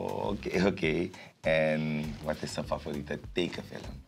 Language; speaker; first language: Dutch; native; Dutch